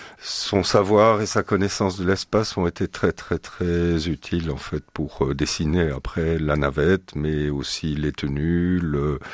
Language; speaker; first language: French; native; French